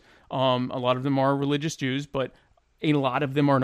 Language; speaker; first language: English; native; English